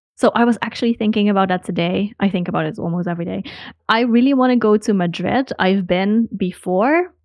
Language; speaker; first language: English; non-native, fluent; Dutch